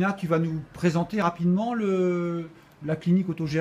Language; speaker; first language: French; native; French